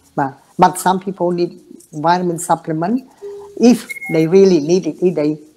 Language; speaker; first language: English; non-native, learner; Khmer